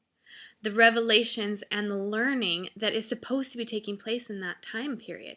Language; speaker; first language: English; native; English